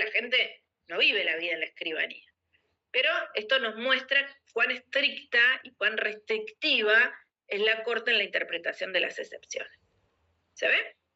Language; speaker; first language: Spanish; native; Spanish